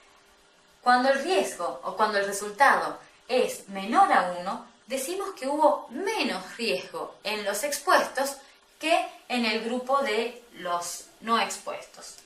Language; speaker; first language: Spanish; native; Spanish